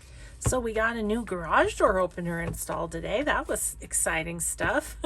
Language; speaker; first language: English; native; English